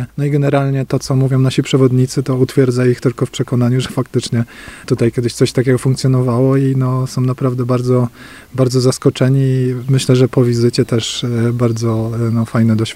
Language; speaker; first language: Polish; native; Polish